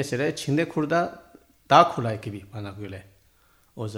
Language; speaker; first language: Turkish; non-native, learner; Chinese